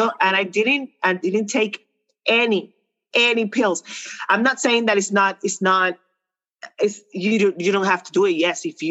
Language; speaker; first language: English; non-native, fluent; Spanish